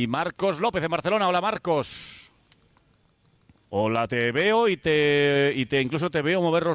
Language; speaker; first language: Spanish; native; Spanish